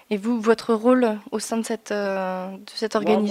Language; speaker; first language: French; native; French